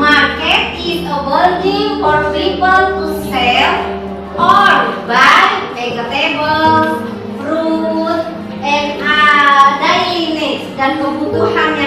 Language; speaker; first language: English; non-native, learner; Indonesian